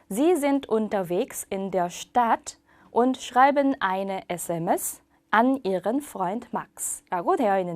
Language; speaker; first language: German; non-native, fluent; Korean